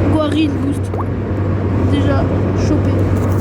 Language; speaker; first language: French; native; French